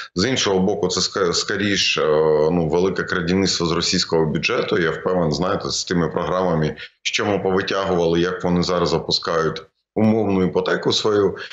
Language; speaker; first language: Ukrainian; non-native, local second language; Russian